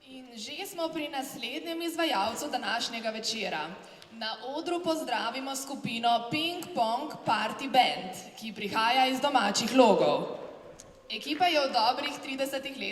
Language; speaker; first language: Slovenian; native; Slovenian